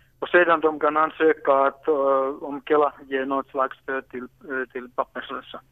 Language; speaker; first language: Swedish; non-native, local second language; Finnish